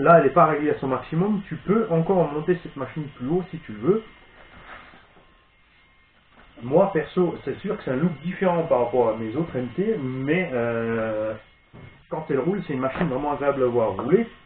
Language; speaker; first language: French; native; French